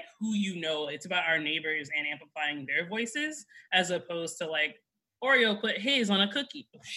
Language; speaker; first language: English; native; English